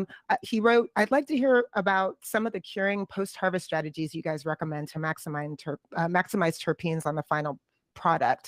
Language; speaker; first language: English; native; English